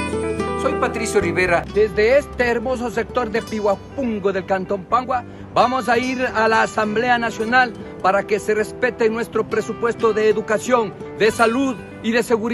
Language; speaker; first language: Spanish; native; Spanish